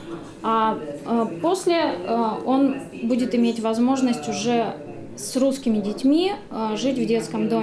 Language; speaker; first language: Russian; native; Russian